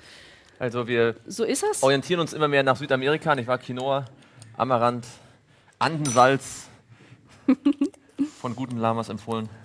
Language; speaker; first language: German; native; German